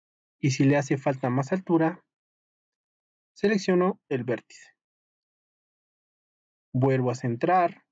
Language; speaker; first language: Spanish; native; Spanish